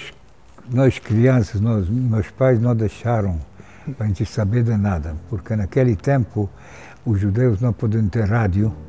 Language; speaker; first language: Portuguese; non-native, fluent; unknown